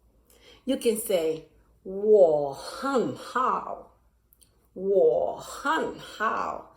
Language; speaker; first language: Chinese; non-native, learner; English